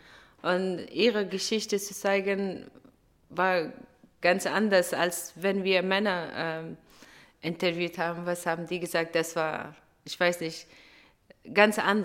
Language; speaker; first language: German; non-native, fluent; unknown